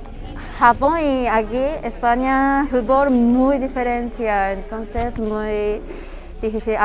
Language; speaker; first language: Spanish; non-native, learner; Japanese